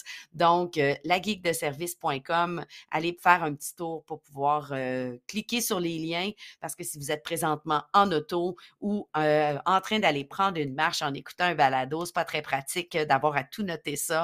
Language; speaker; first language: French; native; French